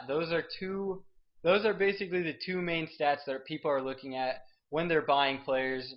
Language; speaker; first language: English; native; English